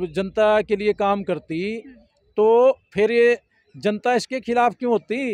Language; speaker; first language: Hindi; native; Hindi